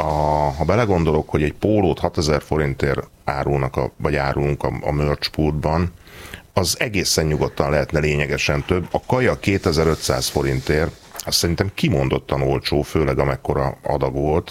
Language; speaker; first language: Hungarian; native; Hungarian